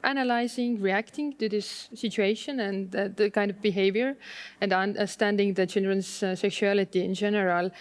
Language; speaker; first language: English; non-native, fluent; Estonian